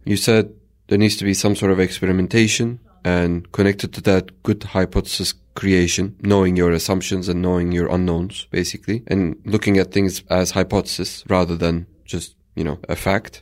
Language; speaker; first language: English; non-native, fluent; Turkish